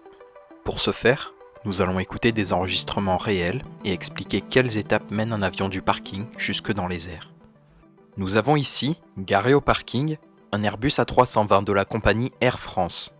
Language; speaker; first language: French; native; French